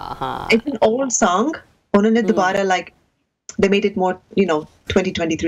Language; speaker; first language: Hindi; early bilingual, heritage; Hindi